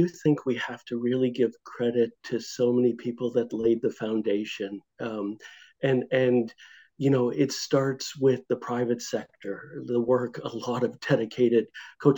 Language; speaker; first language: English; native; English